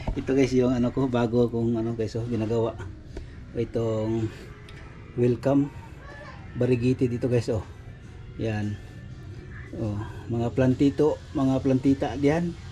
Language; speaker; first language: Filipino; non-native, local second language; Cebuano